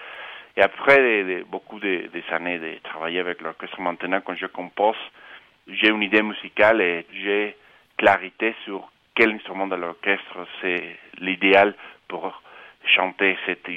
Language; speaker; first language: French; non-native, fluent; Spanish